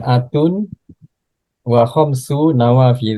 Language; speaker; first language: Arabic; non-native, learner; Indonesian